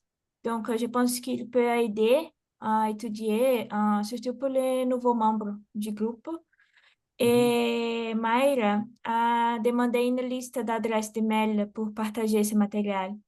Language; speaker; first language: French; non-native, fluent; Portuguese